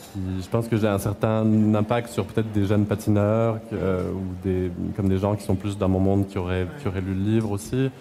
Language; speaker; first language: French; native; French